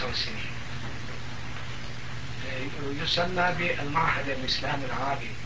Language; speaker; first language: Arabic; non-native, fluent; Turkish